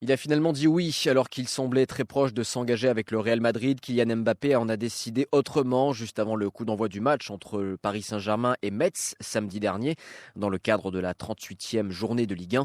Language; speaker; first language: French; native; French